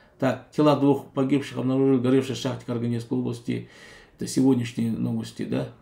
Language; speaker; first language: Russian; non-native, local second language; Kazakh